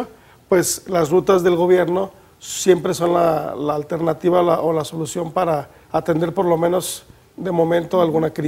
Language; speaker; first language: Spanish; native; Spanish